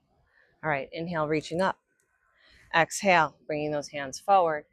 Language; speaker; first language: English; native; English